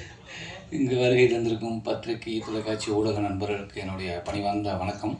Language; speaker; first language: Tamil; native; Tamil